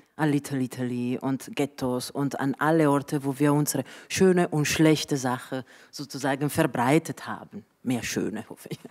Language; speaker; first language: German; non-native, fluent; Italian